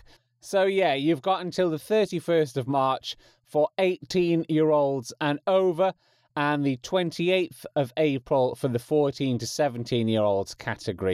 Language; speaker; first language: English; native; English